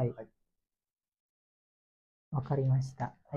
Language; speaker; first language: Japanese; non-native, learner; Indonesian